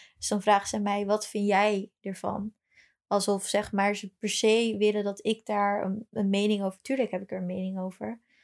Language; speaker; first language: Dutch; early bilingual, other home language; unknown